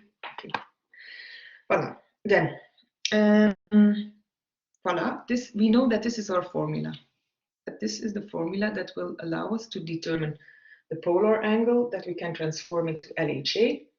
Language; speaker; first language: English; non-native, fluent; Dutch